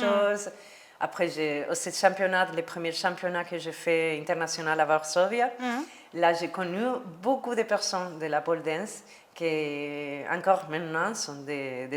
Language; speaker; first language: French; non-native, learner; Spanish